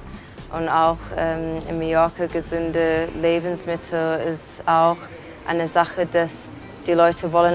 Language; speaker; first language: German; non-native, fluent; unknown